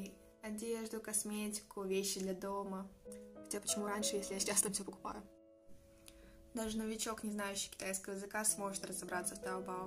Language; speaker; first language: Russian; native; Russian